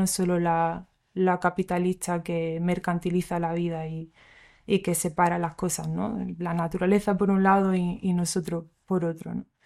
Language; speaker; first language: Spanish; early bilingual, other home language; English